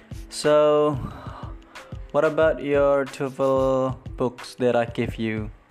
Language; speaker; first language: English; non-native, fluent; Indonesian